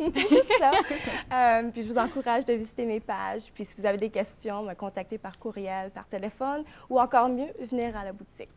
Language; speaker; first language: French; non-native, local second language; English